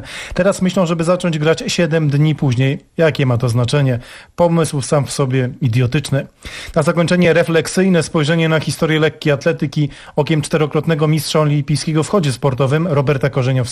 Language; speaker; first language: Polish; native; Polish